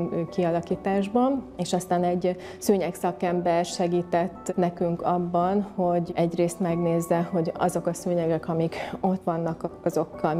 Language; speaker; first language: Hungarian; native; Hungarian